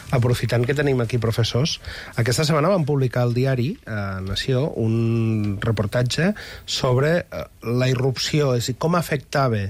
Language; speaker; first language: Catalan; native; Catalan